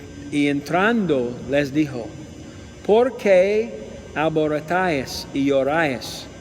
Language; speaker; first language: Spanish; non-native, learner; English